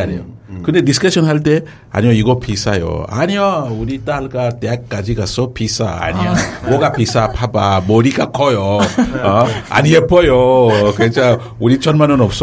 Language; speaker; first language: Korean; non-native, learner; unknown